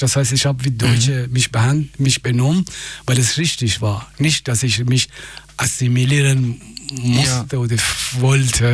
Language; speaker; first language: German; non-native, fluent; Persian